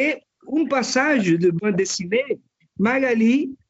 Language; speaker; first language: French; non-native, fluent; Portuguese